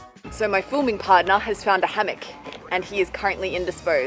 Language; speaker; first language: English; native; English